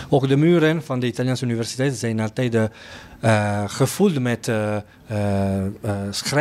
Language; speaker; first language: Dutch; non-native, learner; Italian